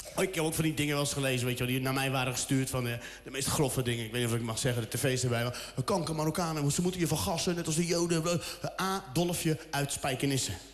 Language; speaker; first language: Dutch; early bilingual, other home language; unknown